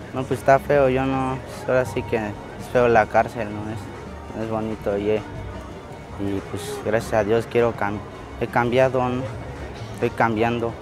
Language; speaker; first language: Spanish; early bilingual, other home language; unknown